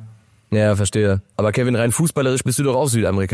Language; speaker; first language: German; native; German